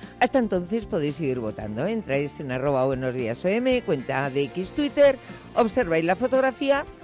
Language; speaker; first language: Spanish; native; Spanish